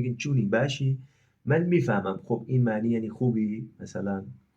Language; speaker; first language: Persian; non-native, fluent; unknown